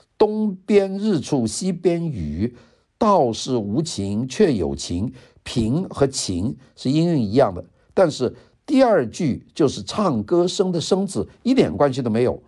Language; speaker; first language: Chinese; non-native, local second language; Cantonese